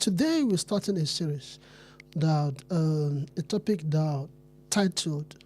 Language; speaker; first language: English; non-native, local second language; Yoruba